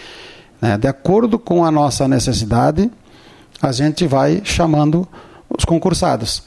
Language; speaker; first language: Portuguese; native; Portuguese